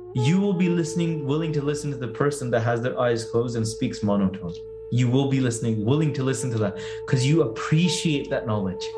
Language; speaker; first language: English; early bilingual, other home language; Punjabi